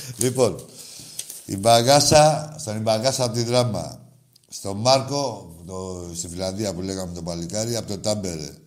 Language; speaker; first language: Greek; native; Greek